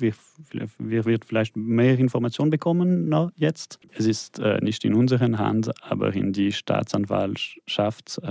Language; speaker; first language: German; non-native, local second language; French